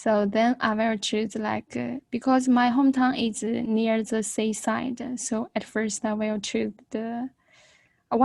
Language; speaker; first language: English; non-native, learner; Chinese